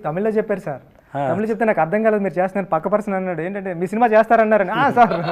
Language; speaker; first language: Telugu; native; Telugu